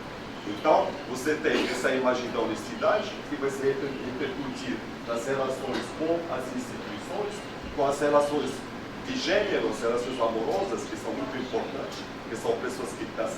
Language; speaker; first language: Portuguese; non-native, fluent; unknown